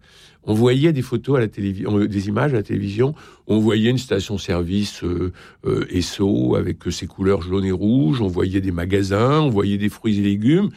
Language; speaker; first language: French; native; French